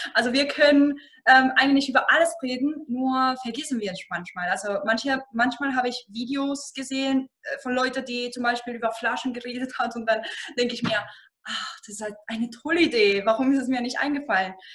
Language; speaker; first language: German; non-native, fluent; Spanish